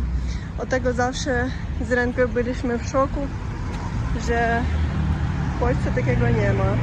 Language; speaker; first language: Polish; non-native, learner; Russian